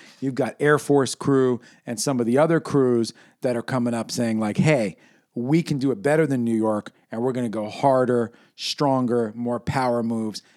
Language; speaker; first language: English; native; English